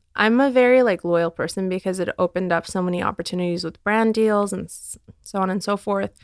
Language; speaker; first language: English; non-native, fluent; Armenian